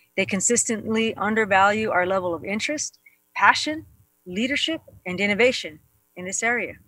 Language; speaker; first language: English; native; English